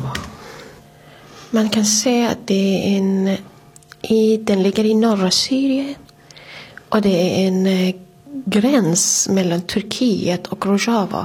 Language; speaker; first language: Swedish; non-native, fluent; Persian